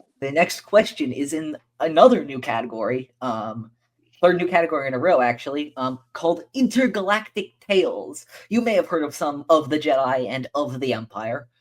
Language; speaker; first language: English; native; English